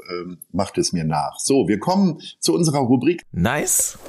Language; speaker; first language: German; native; German